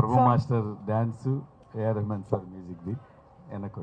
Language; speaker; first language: Tamil; non-native, learner; Telugu